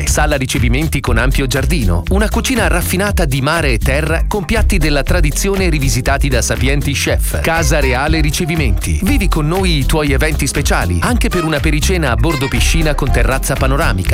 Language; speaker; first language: Italian; native; Italian